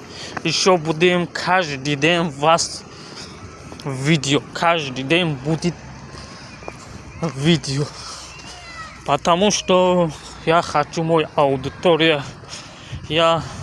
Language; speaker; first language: Russian; non-native, learner; Tajik